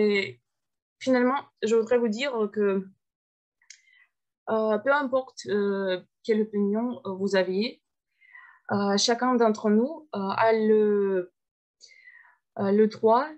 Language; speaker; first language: French; non-native, fluent; Russian